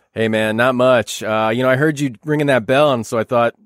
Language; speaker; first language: English; native; English